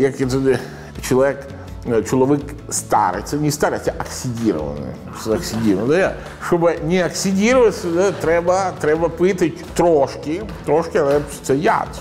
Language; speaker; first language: Ukrainian; non-native, learner; Italian